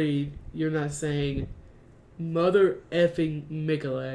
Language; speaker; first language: English; native; English